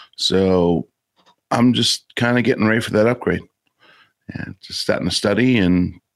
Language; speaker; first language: English; native; English